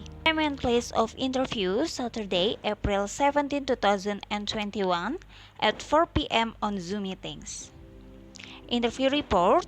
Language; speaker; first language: English; non-native, learner; Indonesian